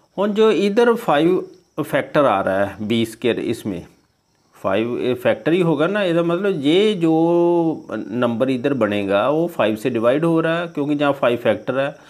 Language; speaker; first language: Hindi; non-native, local second language; Punjabi